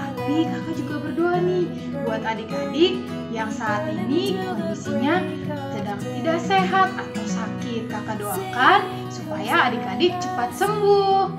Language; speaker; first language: Indonesian; native; Indonesian